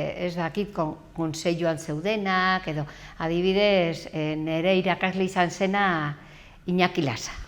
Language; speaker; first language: Basque; non-native, local second language; Spanish